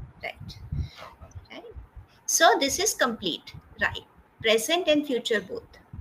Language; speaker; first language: English; non-native, fluent; Hindi